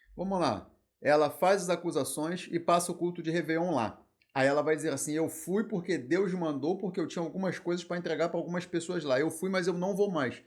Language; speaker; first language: Portuguese; native; Portuguese